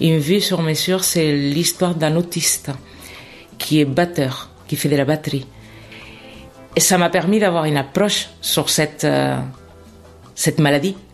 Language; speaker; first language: French; non-native, fluent; Spanish